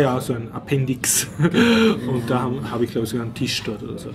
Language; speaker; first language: German; native; German